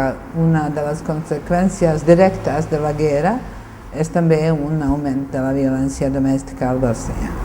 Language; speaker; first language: Catalan; non-native, fluent; Bosnian